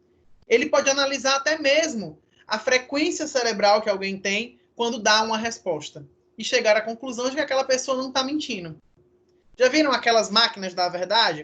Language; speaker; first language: Portuguese; native; Portuguese